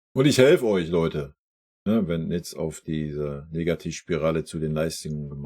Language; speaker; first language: German; native; German